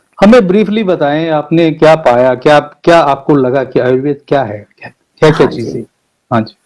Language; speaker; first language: Hindi; non-native, local second language; Kashmiri